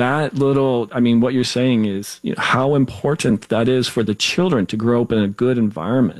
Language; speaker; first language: English; native; English